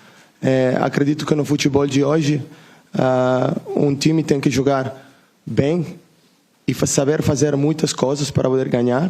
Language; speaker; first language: Portuguese; non-native, learner; Italian